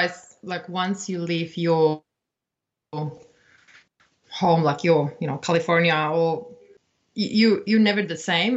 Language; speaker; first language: English; non-native, fluent; Czech